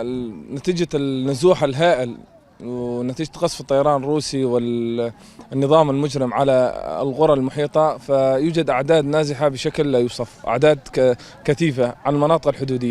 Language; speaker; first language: Arabic; native; Arabic